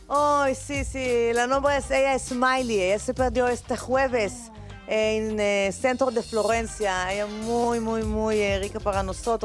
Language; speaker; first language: Spanish; non-native, learner; Hebrew